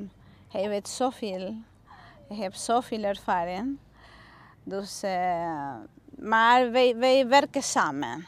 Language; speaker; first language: Dutch; non-native, learner; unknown